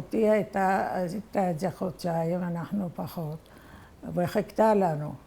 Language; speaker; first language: Hebrew; non-native, fluent; Arabic